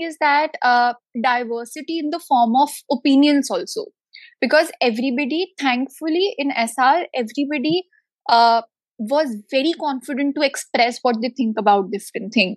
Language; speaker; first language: English; non-native, local second language; Hindi